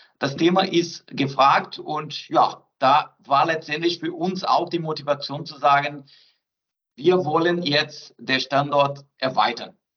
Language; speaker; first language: German; non-native, fluent; Portuguese